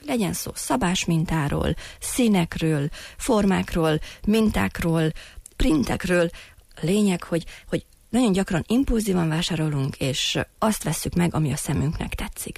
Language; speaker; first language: Hungarian; native; Hungarian